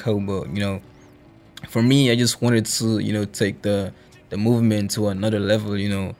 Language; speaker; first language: English; non-native, local second language; Esan